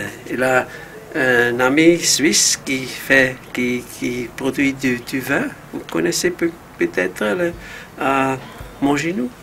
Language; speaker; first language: French; non-native, fluent; Dutch